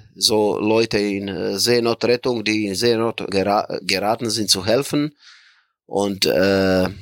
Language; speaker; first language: German; non-native, fluent; Croatian